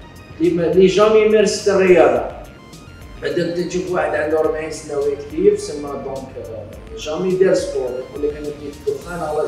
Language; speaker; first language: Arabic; native; Arabic